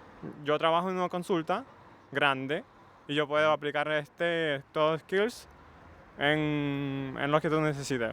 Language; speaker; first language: Spanish; non-native, fluent; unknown